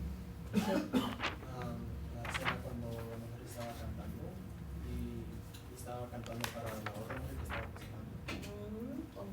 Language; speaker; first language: Spanish; non-native, learner; English